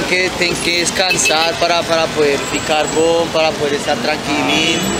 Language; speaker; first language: Portuguese; non-native, learner; Spanish